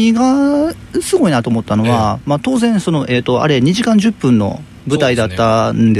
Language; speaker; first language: Japanese; native; Japanese